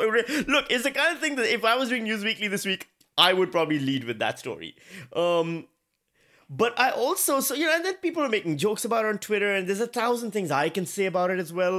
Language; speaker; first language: English; non-native, local second language; Urdu